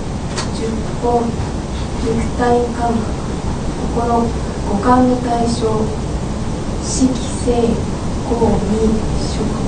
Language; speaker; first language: Japanese; native; Japanese